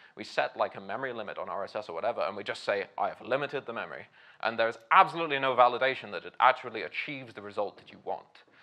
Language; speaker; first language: English; native; English